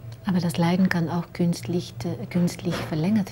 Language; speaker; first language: German; non-native, fluent; Dutch